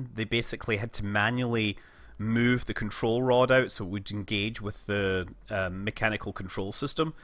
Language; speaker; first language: English; native; English